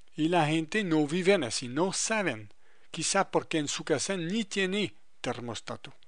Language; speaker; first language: Spanish; non-native, fluent; French